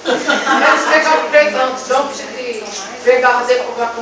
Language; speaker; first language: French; non-native, fluent; Portuguese